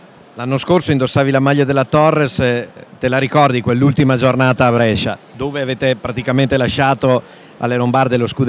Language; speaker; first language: Italian; native; Italian